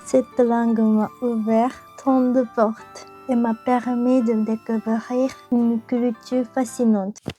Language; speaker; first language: French; non-native, learner; Japanese